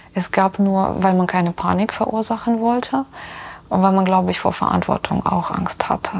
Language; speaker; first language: German; non-native, fluent; Ukrainian